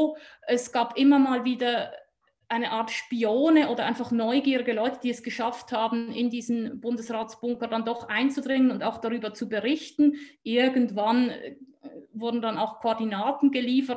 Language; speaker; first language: German; native; German